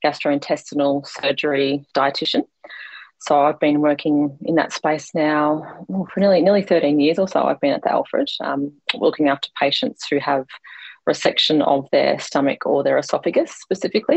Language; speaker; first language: English; native; English